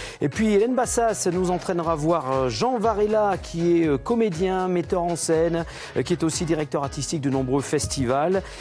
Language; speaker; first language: French; native; French